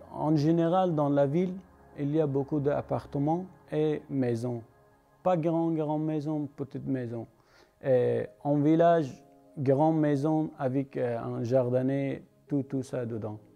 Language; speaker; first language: French; non-native, learner; Persian